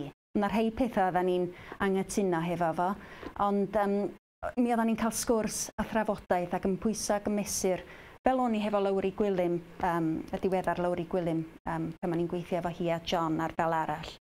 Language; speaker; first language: Welsh; native; Welsh